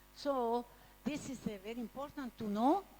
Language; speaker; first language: English; non-native, learner; Italian